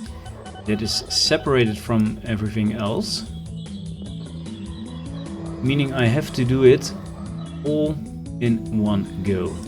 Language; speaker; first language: English; non-native, fluent; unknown